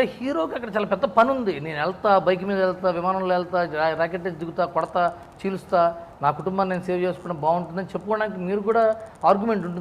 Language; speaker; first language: Telugu; native; Telugu